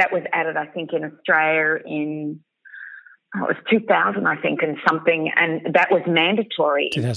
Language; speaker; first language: English; native; English